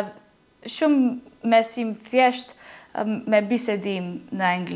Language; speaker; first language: Albanian; non-native, learner; English